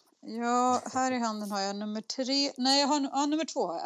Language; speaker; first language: Swedish; native; Swedish